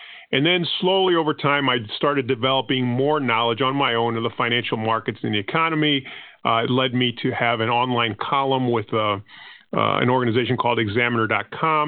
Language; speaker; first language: English; non-native, fluent; Spanish